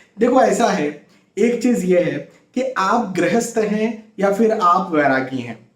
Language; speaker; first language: Hindi; native; Hindi